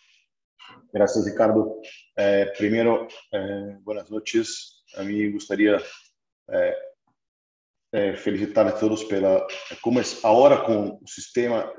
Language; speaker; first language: Spanish; non-native, fluent; Portuguese